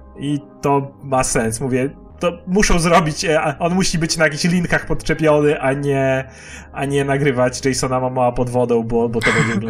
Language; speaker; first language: Polish; native; Polish